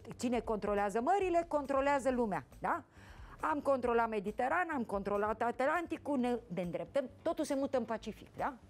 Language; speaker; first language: Romanian; native; Romanian